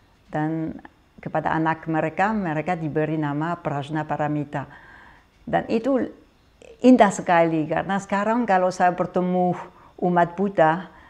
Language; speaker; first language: Indonesian; non-native, fluent; French